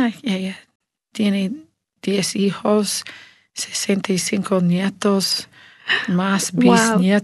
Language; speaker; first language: Spanish; non-native, learner; English